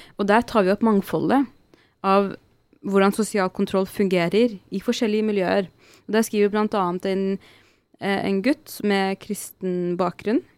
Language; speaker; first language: Norwegian; early bilingual, other home language; Arabic